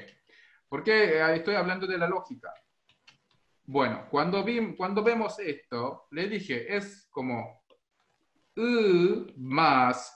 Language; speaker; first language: Spanish; non-native, fluent; Korean